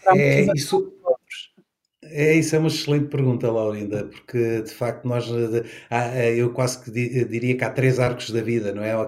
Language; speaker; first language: Portuguese; native; Portuguese